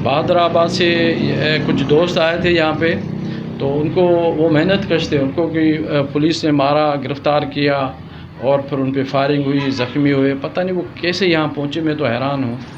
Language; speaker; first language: Urdu; non-native, local second language; Sindhi